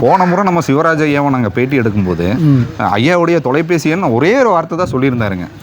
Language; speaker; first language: Tamil; native; Tamil